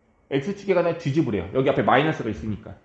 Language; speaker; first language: Korean; native; Korean